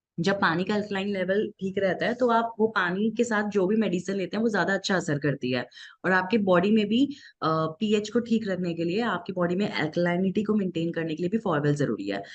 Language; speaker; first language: Hindi; native; Hindi